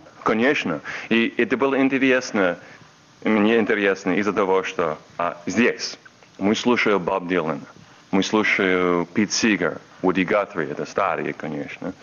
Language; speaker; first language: Russian; non-native, fluent; English